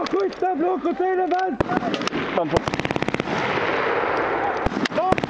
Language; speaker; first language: Swedish; native; Swedish